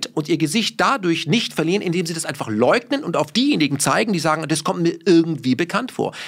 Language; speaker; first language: German; native; German